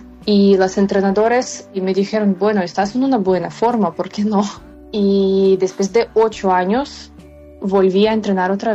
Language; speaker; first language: Spanish; non-native, fluent; Ukrainian